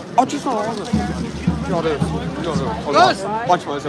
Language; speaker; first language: German; native; German